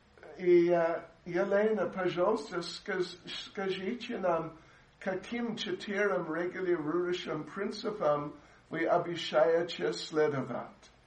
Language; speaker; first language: Russian; non-native, learner; English